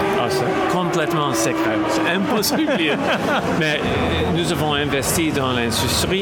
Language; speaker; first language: French; non-native, local second language; English